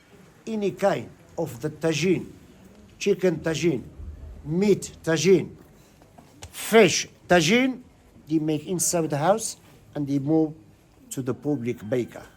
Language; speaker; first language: English; non-native, learner; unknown